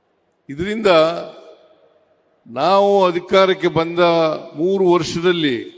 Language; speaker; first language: Kannada; native; Kannada